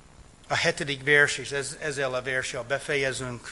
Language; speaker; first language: Hungarian; non-native, fluent; English